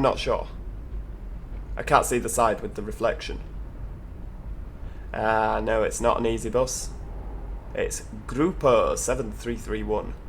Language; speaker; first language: English; native; English